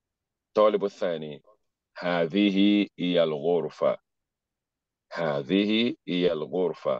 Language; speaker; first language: Arabic; non-native, learner; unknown